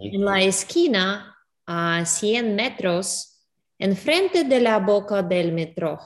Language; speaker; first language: Spanish; non-native, learner; English